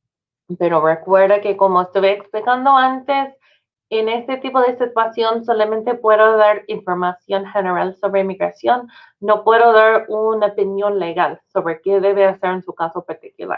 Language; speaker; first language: Spanish; non-native, fluent; English